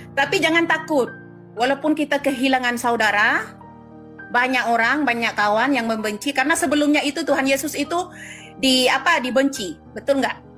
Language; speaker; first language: Indonesian; non-native, local second language; Madurese